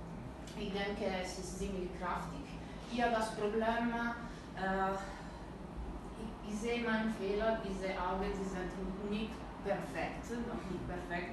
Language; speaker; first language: German; non-native, learner; Italian